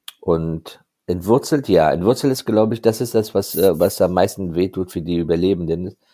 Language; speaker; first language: German; non-native, fluent; Persian